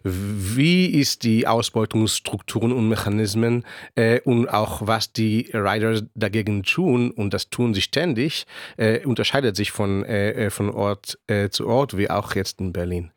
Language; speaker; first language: German; non-native, fluent; Hebrew